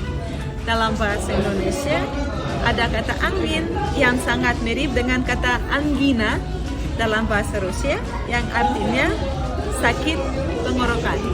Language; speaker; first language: Indonesian; non-native, fluent; Russian